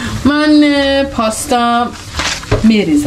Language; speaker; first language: Persian; non-native, learner; Norwegian